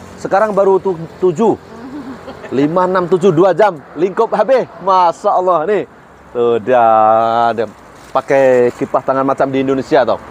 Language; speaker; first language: Malay; native; Malay